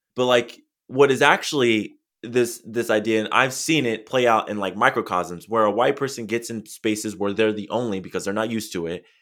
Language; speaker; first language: English; native; English